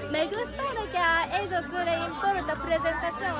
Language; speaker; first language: Spanish; non-native, learner; Japanese